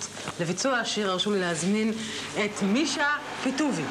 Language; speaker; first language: Hebrew; native; Hebrew